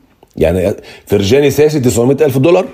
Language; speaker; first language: Arabic; native; Arabic